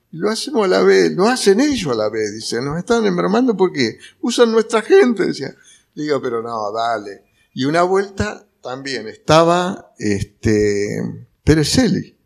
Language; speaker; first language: Spanish; early bilingual, other home language; Italian